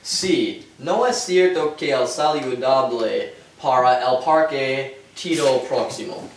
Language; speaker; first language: Spanish; non-native, learner; English